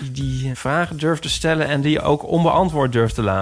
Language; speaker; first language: Dutch; native; Dutch